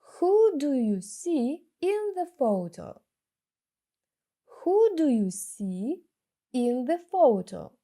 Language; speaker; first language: English; non-native, fluent; Ukrainian